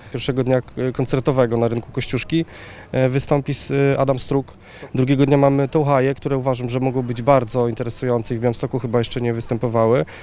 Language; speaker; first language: Polish; native; Polish